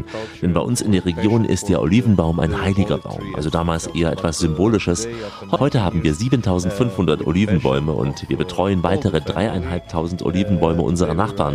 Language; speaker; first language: German; native; German